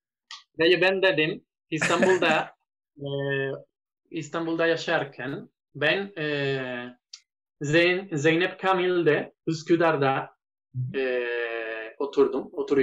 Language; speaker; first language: Turkish; non-native, learner; Spanish